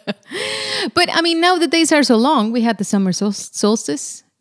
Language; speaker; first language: English; non-native, fluent; Spanish